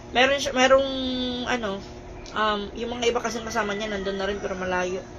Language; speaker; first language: Filipino; non-native, local second language; Cebuano